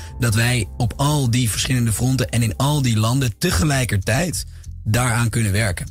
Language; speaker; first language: Dutch; native; Dutch